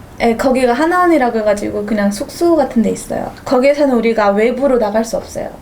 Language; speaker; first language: Korean; native; Korean